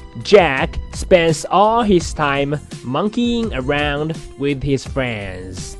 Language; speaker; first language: English; non-native, fluent; Chinese